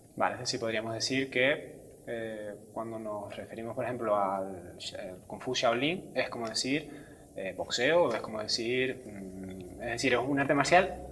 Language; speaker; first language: Spanish; native; Spanish